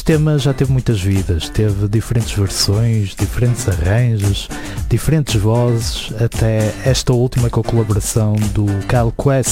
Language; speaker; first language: Portuguese; native; Portuguese